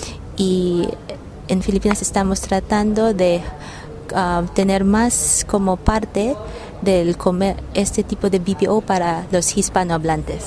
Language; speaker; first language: Spanish; non-native, learner; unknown